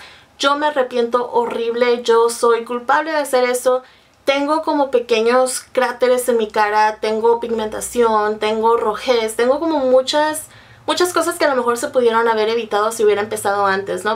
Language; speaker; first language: Spanish; native; Spanish